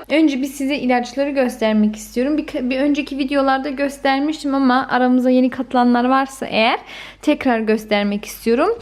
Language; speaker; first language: Turkish; early bilingual, heritage; Turkish